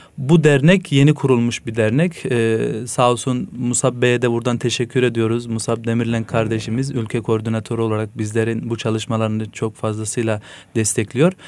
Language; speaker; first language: Turkish; native; Turkish